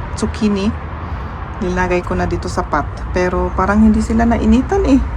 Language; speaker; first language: Filipino; non-native, fluent; German